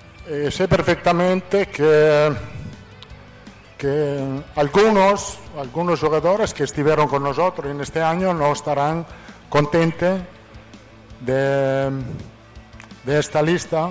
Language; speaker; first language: Portuguese; non-native, fluent; Italian